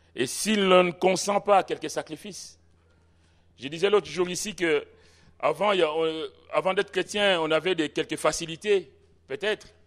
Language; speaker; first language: French; non-native, local second language; Lingala